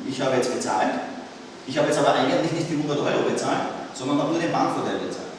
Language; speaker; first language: German; native; German